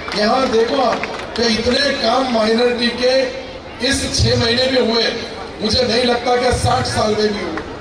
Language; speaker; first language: Hindi; non-native, local second language; Urdu